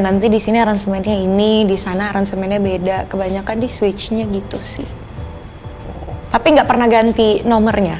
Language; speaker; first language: Indonesian; native; Indonesian